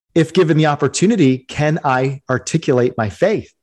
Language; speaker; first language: English; native; English